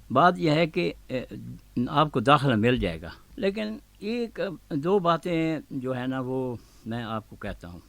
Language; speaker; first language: Urdu; non-native, local second language; Saraiki